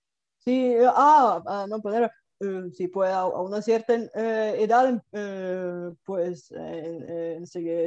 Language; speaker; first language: Spanish; non-native, fluent; Bulgarian